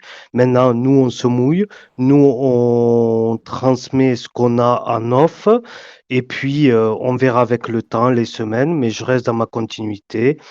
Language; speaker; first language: French; native; French